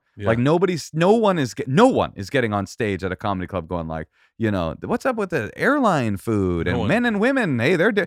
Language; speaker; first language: English; native; English